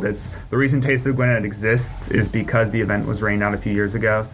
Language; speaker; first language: English; native; English